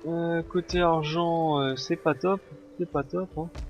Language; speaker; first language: French; native; French